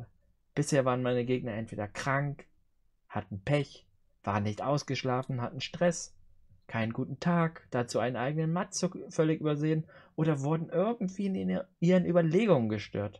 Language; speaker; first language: German; native; German